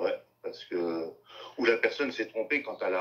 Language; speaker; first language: French; native; French